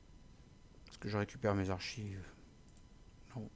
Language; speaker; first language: French; native; French